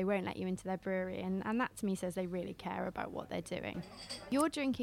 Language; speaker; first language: English; native; English